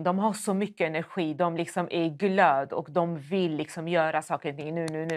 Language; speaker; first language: Swedish; native; Swedish